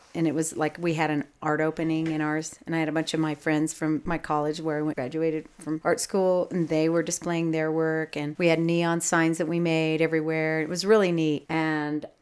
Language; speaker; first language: English; native; English